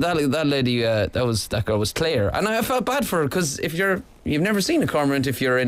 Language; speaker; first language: English; native; English